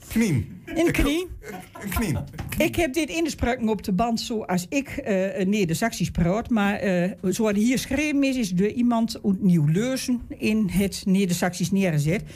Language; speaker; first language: Dutch; native; Dutch